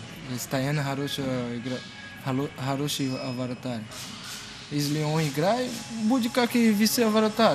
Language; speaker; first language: Russian; non-native, learner; Portuguese